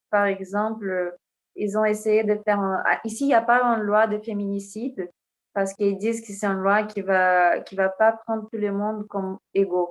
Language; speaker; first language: French; non-native, fluent; Portuguese